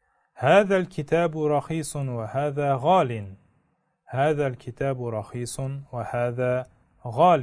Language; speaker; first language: Arabic; non-native, fluent; Uzbek